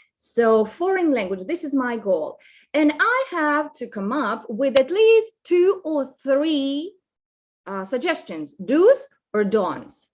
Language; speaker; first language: English; non-native, fluent; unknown